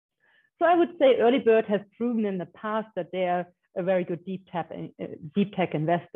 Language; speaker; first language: English; non-native, fluent; German